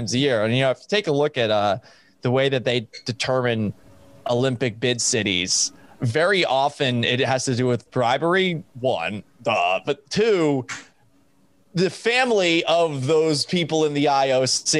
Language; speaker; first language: English; native; English